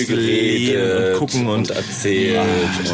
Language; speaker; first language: German; native; German